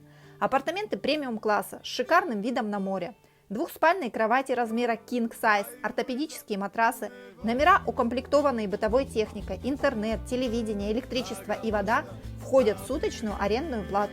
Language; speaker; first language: Russian; native; Russian